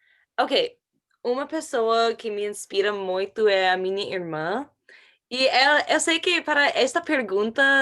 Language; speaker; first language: Portuguese; non-native, learner; English